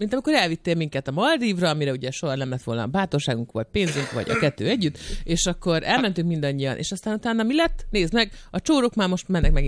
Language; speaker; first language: Hungarian; native; Hungarian